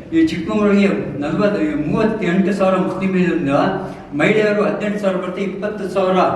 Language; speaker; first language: Kannada; non-native, local second language; Urdu